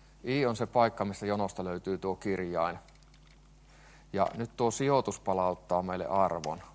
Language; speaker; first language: Finnish; native; Finnish